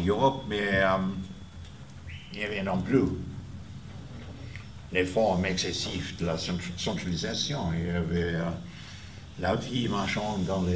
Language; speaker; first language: French; non-native, fluent; English